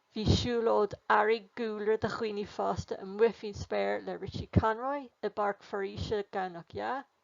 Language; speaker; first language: Irish; non-native, local second language; English